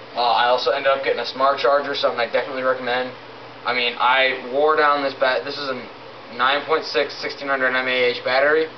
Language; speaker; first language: English; native; English